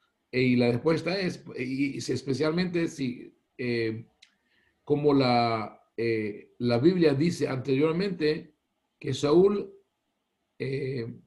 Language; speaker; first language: Spanish; non-native, fluent; Hebrew